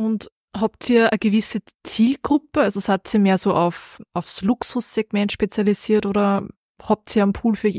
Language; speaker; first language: German; native; German